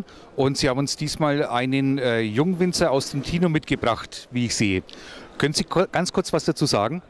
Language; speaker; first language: German; native; German